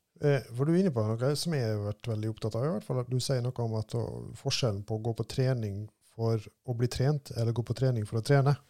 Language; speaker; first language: Norwegian; native; Norwegian